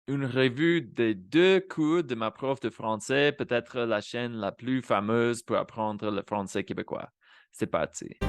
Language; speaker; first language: French; non-native, fluent; Spanish